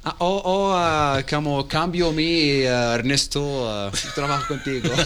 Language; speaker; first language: Spanish; non-native, learner; Arabic